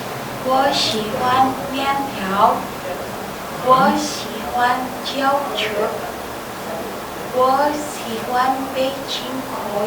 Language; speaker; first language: Chinese; non-native, learner; Indonesian